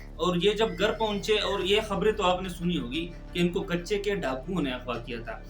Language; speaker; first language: Urdu; non-native, local second language; Pashto